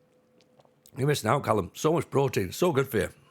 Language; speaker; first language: English; native; English